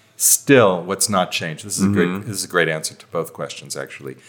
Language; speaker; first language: English; native; English